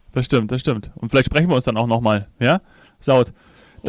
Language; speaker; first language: German; native; German